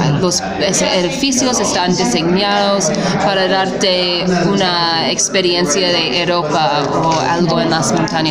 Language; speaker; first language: Spanish; non-native, fluent; English